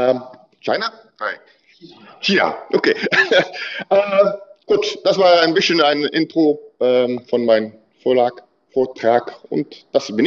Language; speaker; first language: German; non-native, learner; Dutch